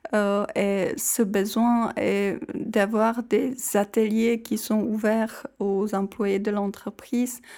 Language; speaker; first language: French; non-native, fluent; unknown